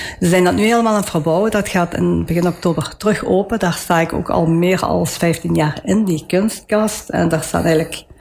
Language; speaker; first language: Dutch; early bilingual, other home language; Italian